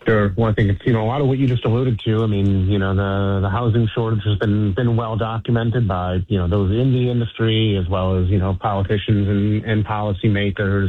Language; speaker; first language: English; native; English